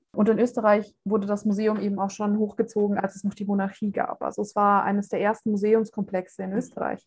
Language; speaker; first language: German; native; German